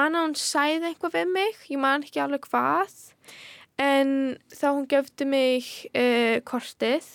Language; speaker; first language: Icelandic; early bilingual, heritage; Icelandic